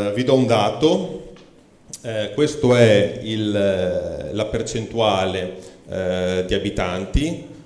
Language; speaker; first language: Italian; native; Italian